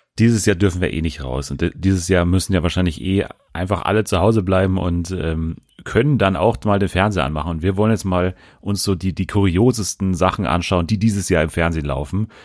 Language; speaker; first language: German; native; German